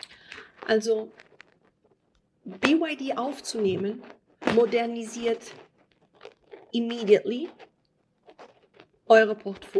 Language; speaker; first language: German; non-native, fluent; Italian